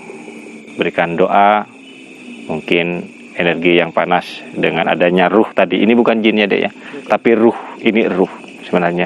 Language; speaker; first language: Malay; non-native, local second language; Madurese